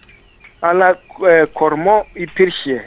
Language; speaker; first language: Greek; non-native, fluent; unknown